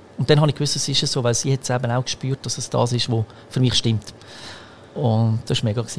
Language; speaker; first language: German; early bilingual, other home language; Croatian